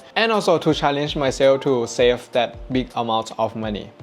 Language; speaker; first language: English; non-native, fluent; Thai